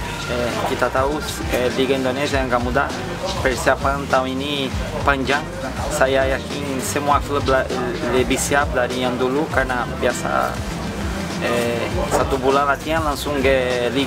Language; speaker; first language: Indonesian; non-native, fluent; Portuguese